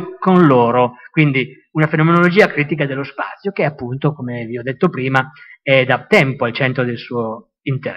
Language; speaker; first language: Italian; native; Italian